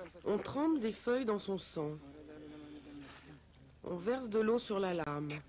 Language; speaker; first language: French; native; French